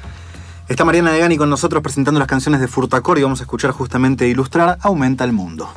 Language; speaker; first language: Spanish; native; Spanish